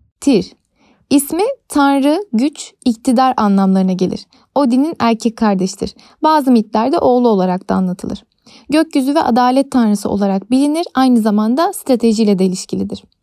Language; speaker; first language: Turkish; native; Turkish